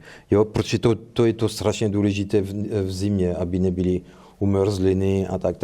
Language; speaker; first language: Czech; non-native, fluent; French